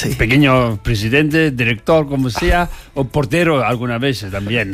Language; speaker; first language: Spanish; non-native, learner; Tibetan